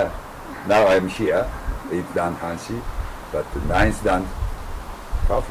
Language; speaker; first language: English; non-native, learner; Japanese